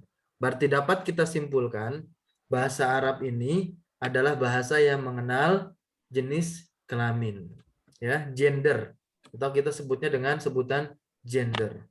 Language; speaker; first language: Indonesian; native; Indonesian